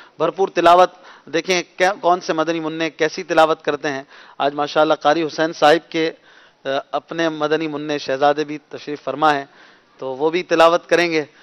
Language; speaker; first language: Urdu; native; Urdu